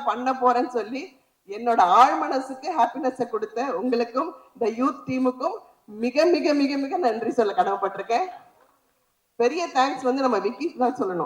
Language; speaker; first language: Tamil; native; Tamil